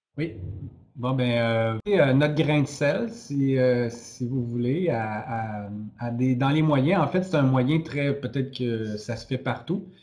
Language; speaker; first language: French; native; French